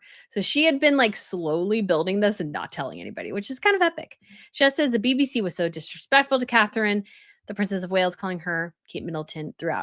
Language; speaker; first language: English; native; English